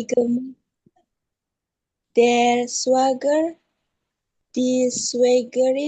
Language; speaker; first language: German; non-native, learner; Indonesian